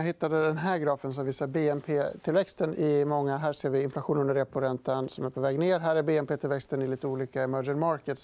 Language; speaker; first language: Swedish; native; Swedish